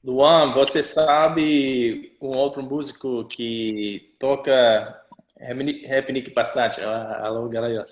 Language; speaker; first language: Portuguese; non-native, learner; English